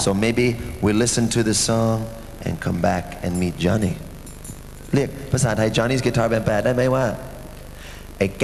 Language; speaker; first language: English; non-native, fluent; Thai